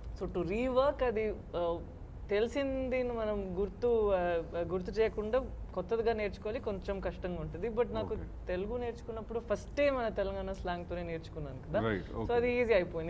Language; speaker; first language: Telugu; non-native, local second language; Badaga